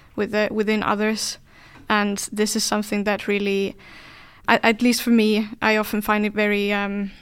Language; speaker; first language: English; non-native, fluent; Finnish